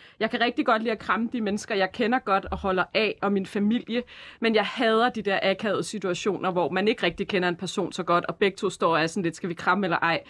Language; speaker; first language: Danish; native; Danish